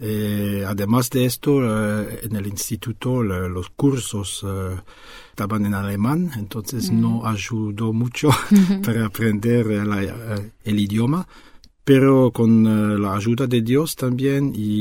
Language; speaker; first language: Spanish; non-native, fluent; French